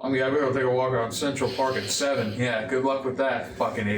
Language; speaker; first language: English; native; English